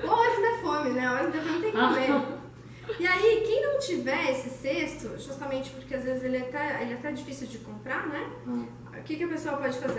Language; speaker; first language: Portuguese; native; Portuguese